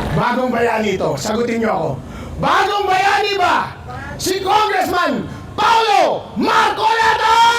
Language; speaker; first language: Filipino; non-native, local second language; Iloko